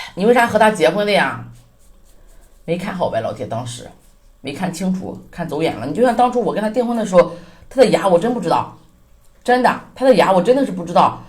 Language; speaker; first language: Chinese; native; Chinese